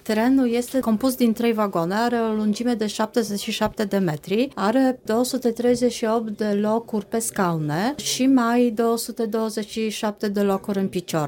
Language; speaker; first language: Romanian; non-native, fluent; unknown